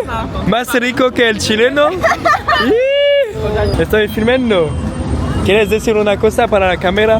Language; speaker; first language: Spanish; non-native, learner; French